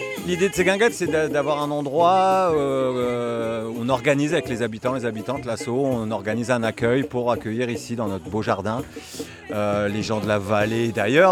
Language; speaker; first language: French; native; French